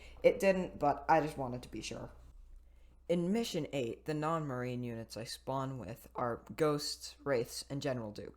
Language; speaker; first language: English; native; English